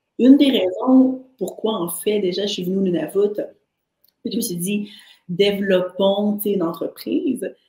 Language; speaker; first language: French; native; French